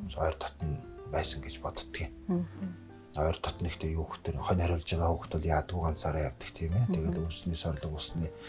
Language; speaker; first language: Mongolian; native; Mongolian